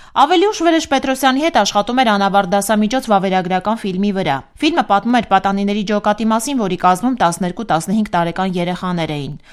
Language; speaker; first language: Armenian; native; Armenian